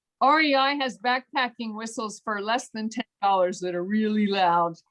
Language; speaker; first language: English; native; English